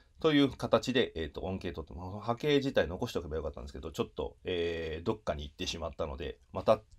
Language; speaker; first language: Japanese; native; Japanese